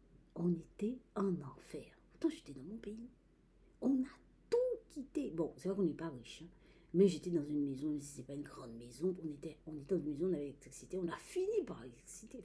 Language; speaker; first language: French; native; French